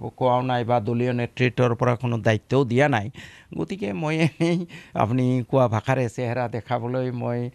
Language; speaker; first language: Assamese; non-native, local second language; Bangla